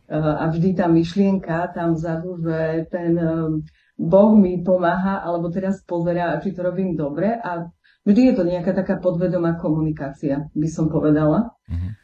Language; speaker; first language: Slovak; native; Slovak